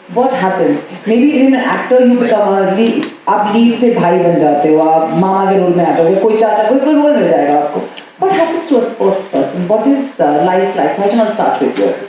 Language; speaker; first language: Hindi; native; Hindi